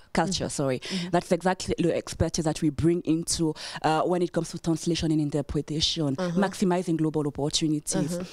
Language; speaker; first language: English; non-native, fluent; French